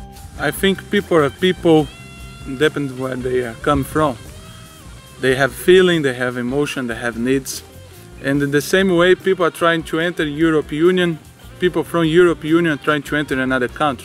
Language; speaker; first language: English; non-native, learner; Portuguese